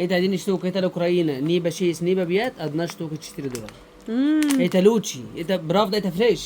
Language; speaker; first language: Russian; non-native, learner; Arabic